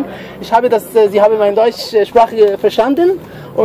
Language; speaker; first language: German; non-native, fluent; Arabic